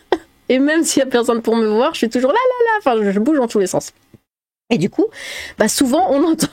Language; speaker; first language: French; native; French